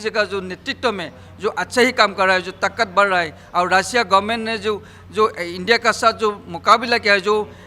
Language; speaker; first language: Hindi; non-native, local second language; Assamese